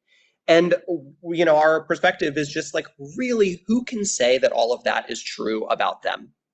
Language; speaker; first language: English; native; English